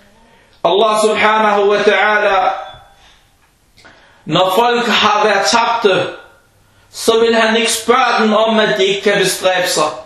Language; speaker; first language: Danish; early bilingual, other home language; Arabic